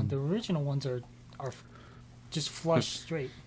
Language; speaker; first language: English; native; English